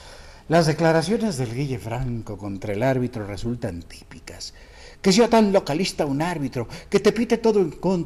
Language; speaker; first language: Spanish; native; Spanish